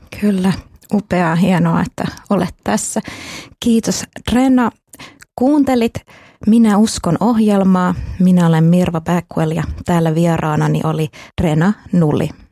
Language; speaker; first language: Finnish; native; Finnish